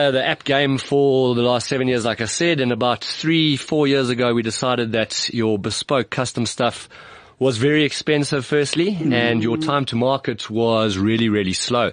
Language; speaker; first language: English; native; English